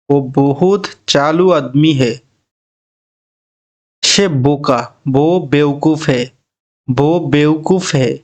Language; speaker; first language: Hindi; non-native, fluent; Bangla